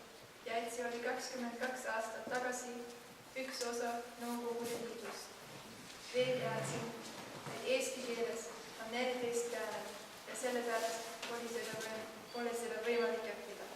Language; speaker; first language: Estonian; non-native, learner; German